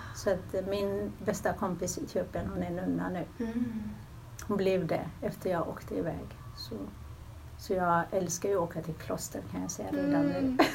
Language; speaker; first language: Swedish; early bilingual, other home language; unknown